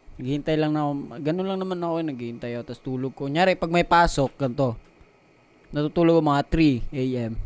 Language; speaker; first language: Filipino; non-native, local second language; Cebuano